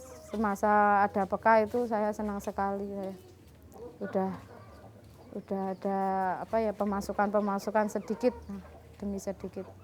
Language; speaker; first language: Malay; non-native, local second language; Javanese